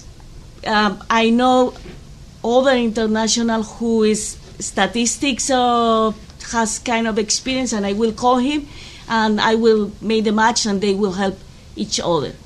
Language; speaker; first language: English; non-native, fluent; Spanish